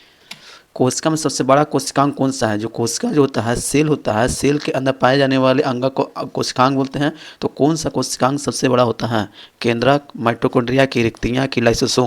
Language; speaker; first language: Hindi; native; Hindi